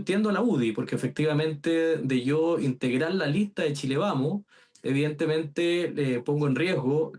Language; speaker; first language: Spanish; native; Spanish